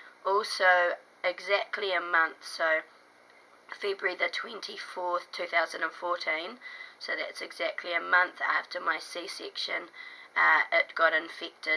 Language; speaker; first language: English; native; English